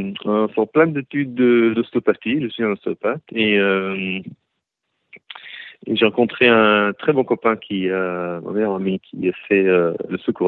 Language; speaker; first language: French; early bilingual, heritage; Hebrew